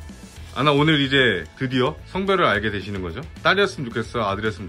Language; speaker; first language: Korean; native; Korean